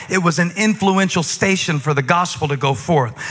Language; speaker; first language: English; native; English